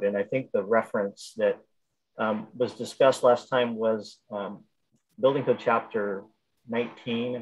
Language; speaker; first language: English; native; English